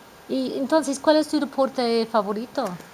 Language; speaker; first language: Spanish; non-native, fluent; English